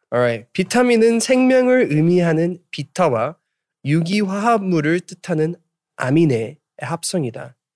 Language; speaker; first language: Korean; early bilingual, heritage; Korean